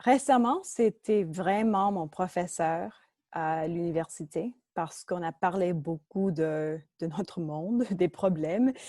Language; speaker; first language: French; non-native, local second language; English